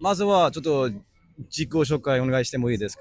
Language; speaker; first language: Japanese; non-native, learner; English